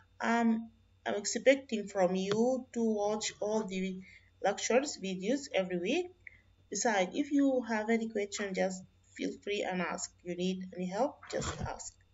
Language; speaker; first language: English; non-native, fluent; Arabic